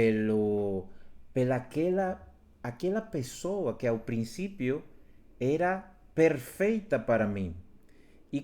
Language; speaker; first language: Portuguese; non-native, fluent; Spanish